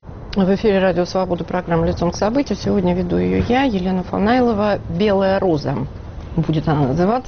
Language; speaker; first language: Russian; native; Russian